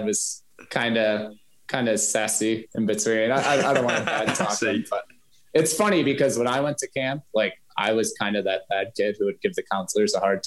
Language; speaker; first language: English; native; English